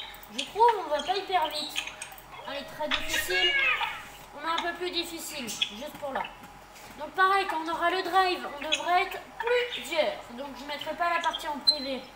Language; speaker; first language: French; native; French